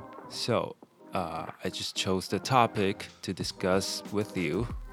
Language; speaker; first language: English; non-native, fluent; Chinese